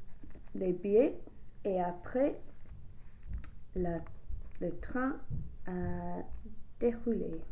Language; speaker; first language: French; non-native, learner; English